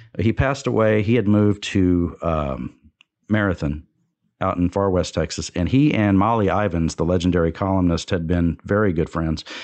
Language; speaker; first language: English; native; English